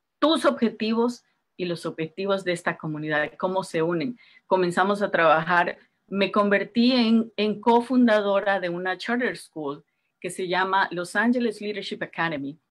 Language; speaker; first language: Spanish; native; Spanish